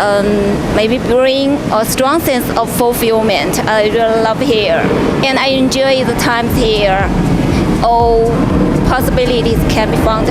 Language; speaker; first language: English; non-native, fluent; Chinese